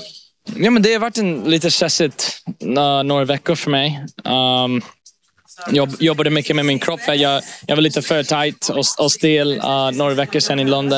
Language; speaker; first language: Swedish; early bilingual, heritage; English